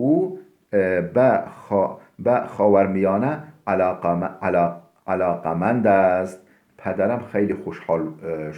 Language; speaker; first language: Persian; non-native, fluent; Turkish